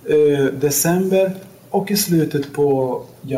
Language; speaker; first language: Swedish; non-native, learner; Lithuanian